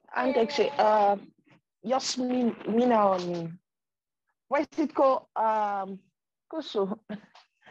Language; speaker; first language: Finnish; non-native, learner; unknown